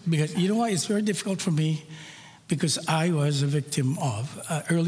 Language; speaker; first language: English; non-native, local second language; Filipino